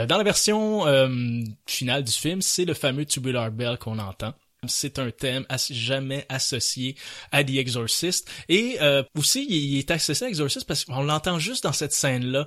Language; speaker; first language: French; native; French